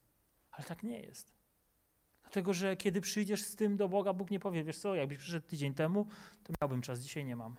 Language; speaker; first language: Polish; native; Polish